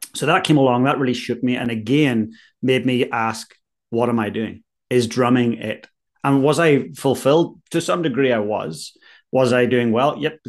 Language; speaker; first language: English; native; English